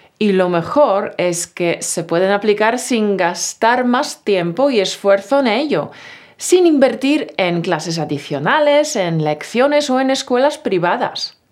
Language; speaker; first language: Spanish; native; Spanish